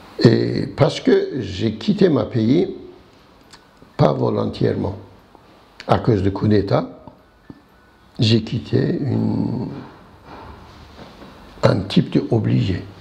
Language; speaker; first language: French; non-native, learner; Turkish